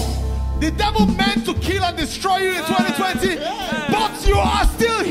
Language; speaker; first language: English; non-native, local second language; Igbo